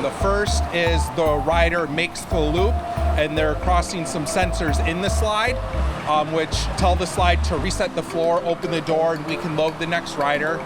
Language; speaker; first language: English; native; English